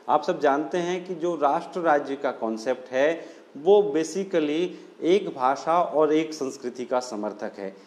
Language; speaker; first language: Hindi; non-native, local second language; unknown